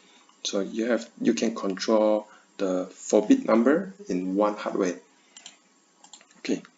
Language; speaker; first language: English; non-native, learner; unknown